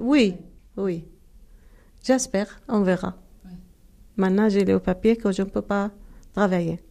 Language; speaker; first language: French; non-native, learner; Arabic